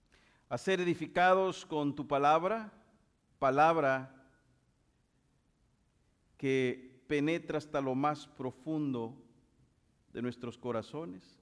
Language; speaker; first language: Spanish; native; Spanish